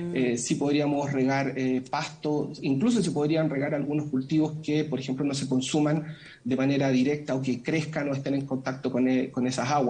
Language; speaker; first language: Spanish; native; Spanish